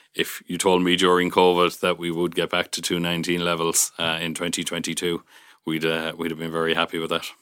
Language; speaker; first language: English; native; English